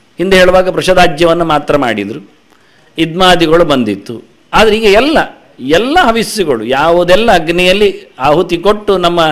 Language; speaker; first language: Kannada; non-native, local second language; Tulu